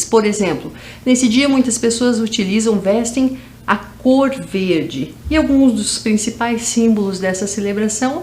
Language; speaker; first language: Portuguese; native; Portuguese